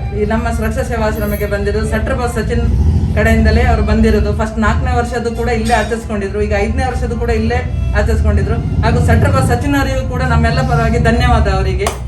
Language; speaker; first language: Kannada; native; Kannada